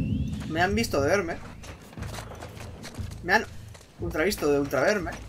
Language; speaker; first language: Spanish; native; Spanish